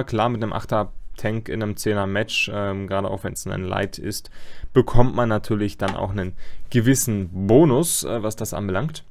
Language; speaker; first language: German; native; German